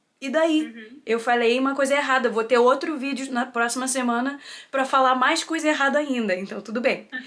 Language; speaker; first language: Portuguese; early bilingual, heritage; Portuguese